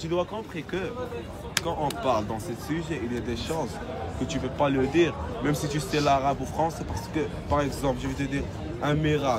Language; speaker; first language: French; non-native, learner; Arabic